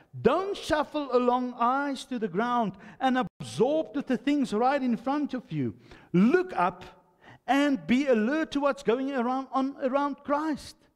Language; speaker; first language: English; non-native, local second language; Afrikaans